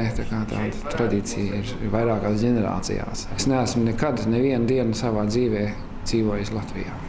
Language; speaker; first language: Latvian; early bilingual, heritage; Latvian